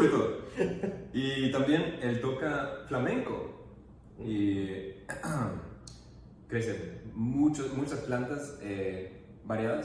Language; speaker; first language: Spanish; non-native, fluent; English